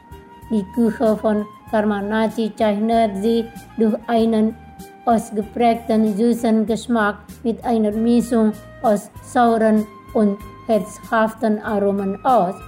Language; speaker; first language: German; non-native, fluent; Indonesian